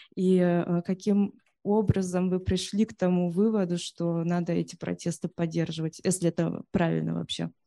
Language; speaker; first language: Russian; early bilingual, heritage; Russian